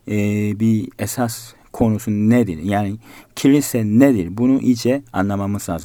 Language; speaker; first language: Turkish; non-native, fluent; Korean